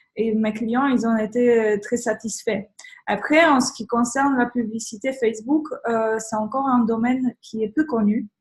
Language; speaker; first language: French; non-native, fluent; Polish